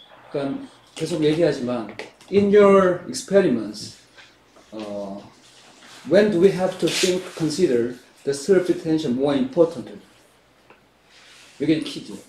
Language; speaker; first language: English; non-native, fluent; Korean